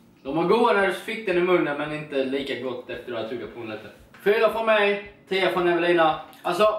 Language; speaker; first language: Swedish; native; Swedish